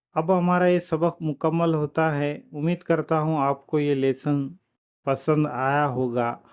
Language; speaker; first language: Urdu; native; Urdu